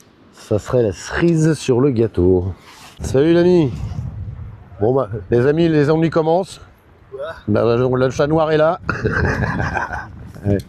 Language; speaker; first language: French; native; French